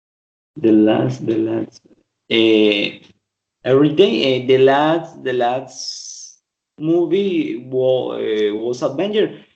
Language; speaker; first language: English; non-native, learner; Spanish